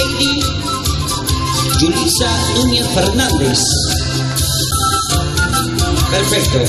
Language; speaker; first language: Spanish; native; Spanish